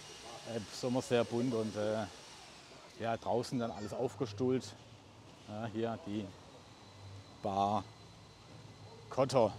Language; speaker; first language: German; native; German